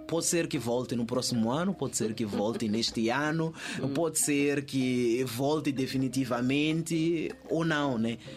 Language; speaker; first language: Portuguese; native; Portuguese